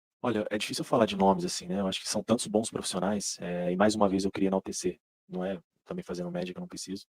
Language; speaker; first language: Portuguese; native; Portuguese